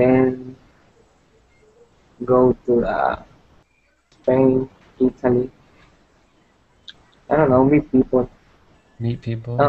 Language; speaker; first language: English; non-native, learner; Spanish